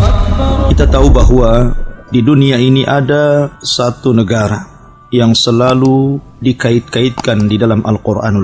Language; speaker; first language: Indonesian; native; Indonesian